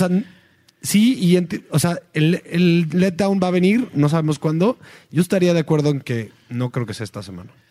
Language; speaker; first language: Spanish; native; Spanish